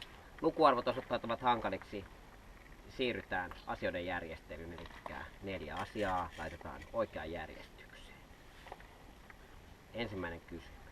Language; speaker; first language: Finnish; native; Finnish